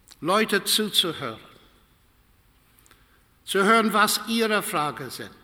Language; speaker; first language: German; non-native, fluent; English